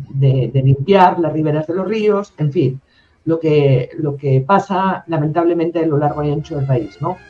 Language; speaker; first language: Spanish; native; Spanish